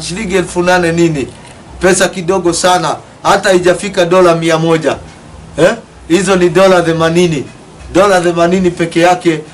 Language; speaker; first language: Swahili; non-native, local second language; Kikuyu